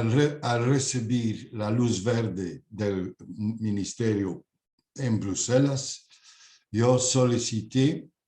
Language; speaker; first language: Spanish; non-native, fluent; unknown